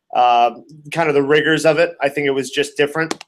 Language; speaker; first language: English; native; English